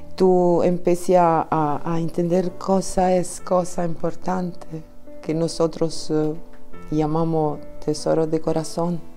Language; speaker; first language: Spanish; non-native, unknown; Italian